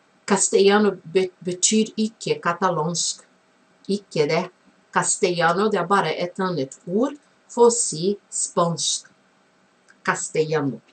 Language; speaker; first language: Norwegian; non-native, fluent; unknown